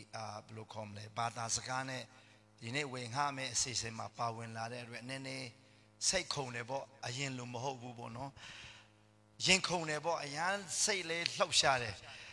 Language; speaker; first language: Burmese; non-native, local second language; Hakha Chin